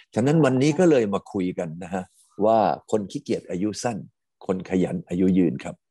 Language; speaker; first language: Thai; native; Thai